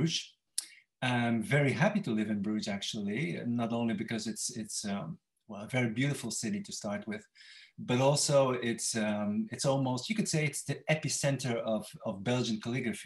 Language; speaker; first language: English; non-native, fluent; Dutch